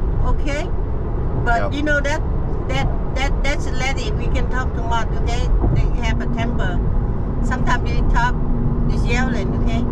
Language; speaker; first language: English; non-native, learner; Vietnamese